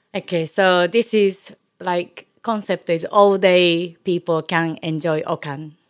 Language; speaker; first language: English; non-native, learner; Japanese